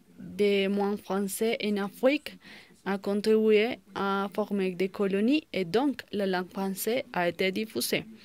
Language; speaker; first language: French; non-native, learner; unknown